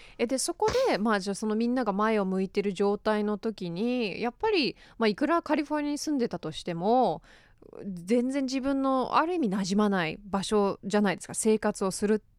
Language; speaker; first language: Japanese; native; Japanese